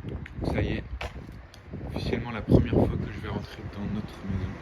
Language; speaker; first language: French; native; French